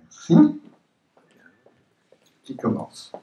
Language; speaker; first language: French; native; French